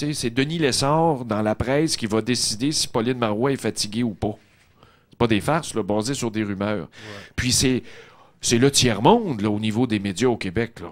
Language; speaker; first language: French; native; French